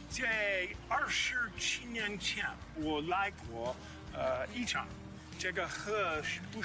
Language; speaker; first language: Chinese; non-native, learner; English